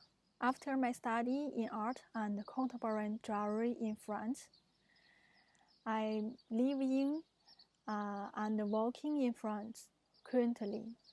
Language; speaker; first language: English; non-native, fluent; Chinese